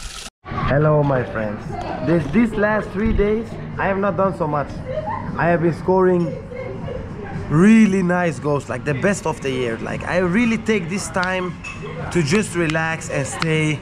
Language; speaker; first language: English; non-native, fluent; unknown